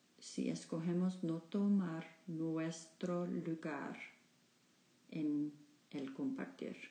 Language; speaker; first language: Spanish; non-native, learner; English